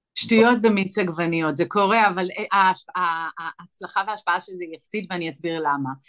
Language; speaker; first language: Hebrew; native; Hebrew